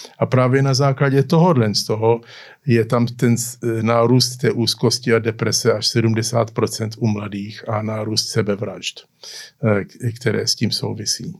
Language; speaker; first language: Czech; early bilingual, heritage; Czech